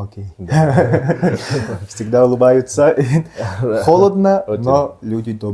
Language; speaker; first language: Russian; non-native, local second language; Yakut